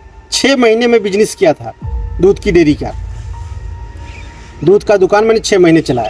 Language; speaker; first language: Hindi; native; Hindi